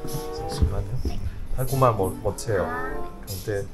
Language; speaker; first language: Korean; non-native, learner; Chinese